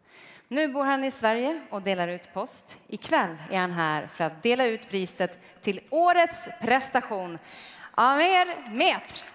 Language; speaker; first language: Swedish; native; Swedish